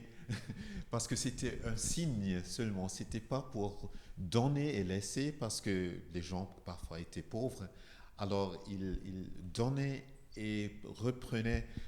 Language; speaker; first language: French; non-native, fluent; Igbo